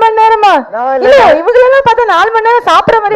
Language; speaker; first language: Tamil; native; Tamil